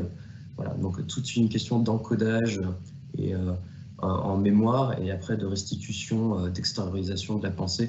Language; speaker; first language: French; native; French